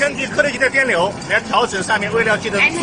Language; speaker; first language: Chinese; native; Chinese